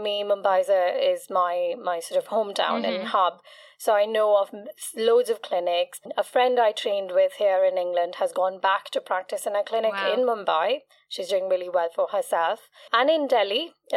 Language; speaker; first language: English; non-native, local second language; Kachhi